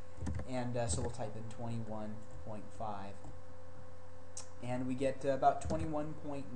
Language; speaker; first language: English; native; English